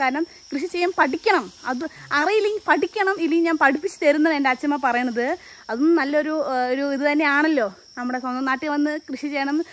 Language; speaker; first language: Malayalam; non-native, fluent; Nepali